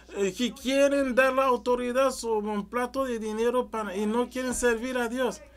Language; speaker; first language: Spanish; non-native, learner; French